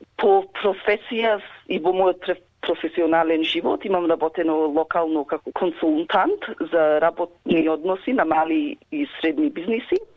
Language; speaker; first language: Macedonian; early bilingual, heritage; Macedonian